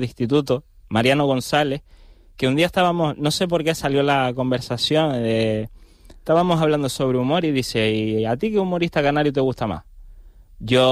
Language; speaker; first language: Spanish; native; Spanish